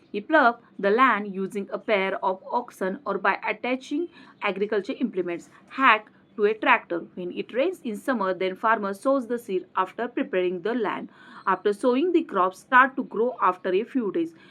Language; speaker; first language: English; non-native, local second language; Marathi